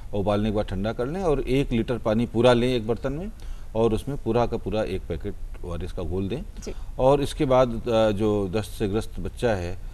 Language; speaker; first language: Hindi; native; Hindi